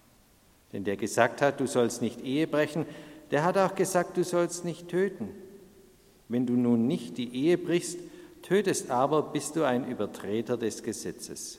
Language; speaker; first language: German; native; German